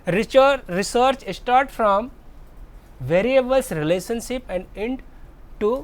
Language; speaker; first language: English; non-native, local second language; Gujarati